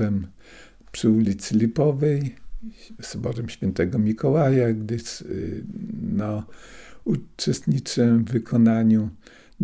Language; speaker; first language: Polish; non-native, local second language; Russian